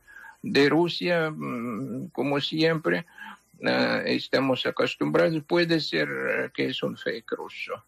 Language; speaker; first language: Spanish; non-native, fluent; Ukrainian